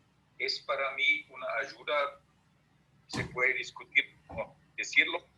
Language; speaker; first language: Spanish; non-native, fluent; German